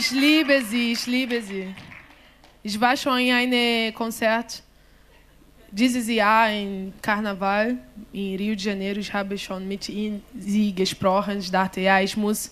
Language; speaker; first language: German; non-native, learner; Portuguese